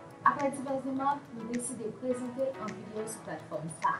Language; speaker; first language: Haitian Creole; native; Haitian Creole